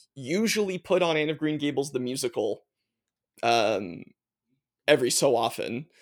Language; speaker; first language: English; native; English